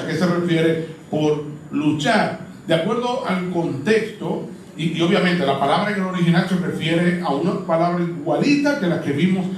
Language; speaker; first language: Spanish; native; Spanish